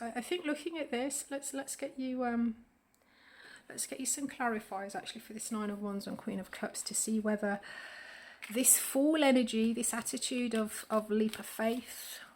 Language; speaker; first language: English; native; English